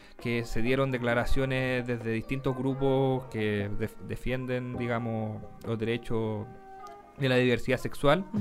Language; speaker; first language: Spanish; native; Spanish